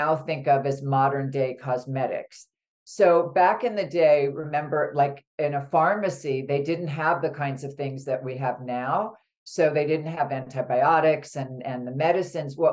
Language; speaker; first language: English; native; English